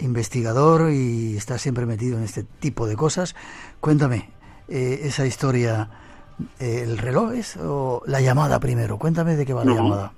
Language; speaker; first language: Spanish; native; Spanish